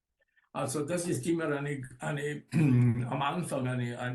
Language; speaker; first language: German; non-native, local second language; Italian